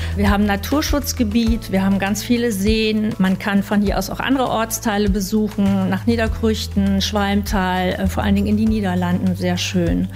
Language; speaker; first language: German; native; German